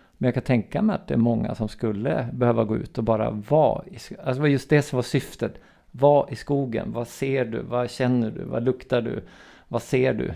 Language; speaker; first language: Swedish; native; Swedish